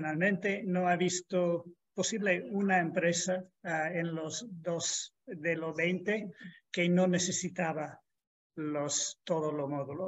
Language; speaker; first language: Spanish; non-native, fluent; English